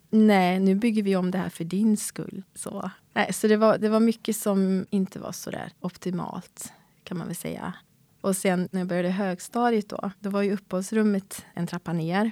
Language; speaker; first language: Swedish; native; Swedish